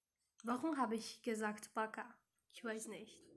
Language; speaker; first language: German; non-native, learner; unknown